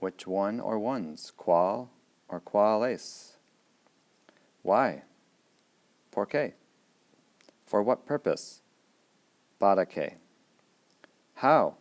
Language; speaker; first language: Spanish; non-native, fluent; English